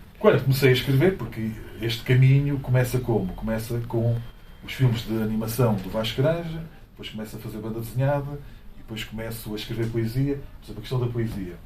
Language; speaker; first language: Portuguese; native; Portuguese